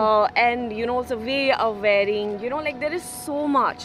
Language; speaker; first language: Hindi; non-native, fluent; Swedish